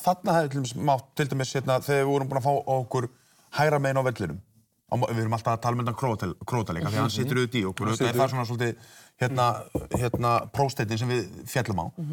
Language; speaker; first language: Icelandic; native; Icelandic